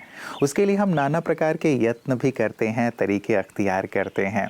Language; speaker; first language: Hindi; native; Hindi